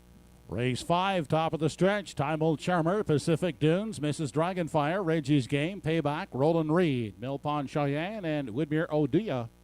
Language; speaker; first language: English; native; English